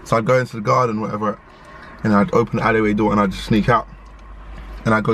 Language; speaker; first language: English; native; English